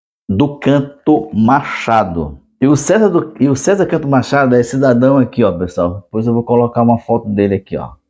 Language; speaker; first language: Portuguese; native; Portuguese